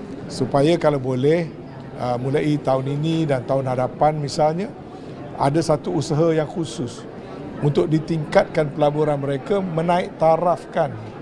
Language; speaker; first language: Malay; native; Malay